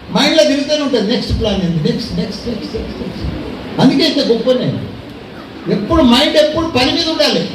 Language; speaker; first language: Telugu; native; Telugu